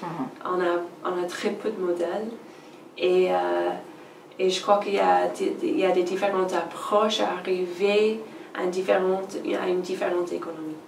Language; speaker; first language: French; non-native, fluent; English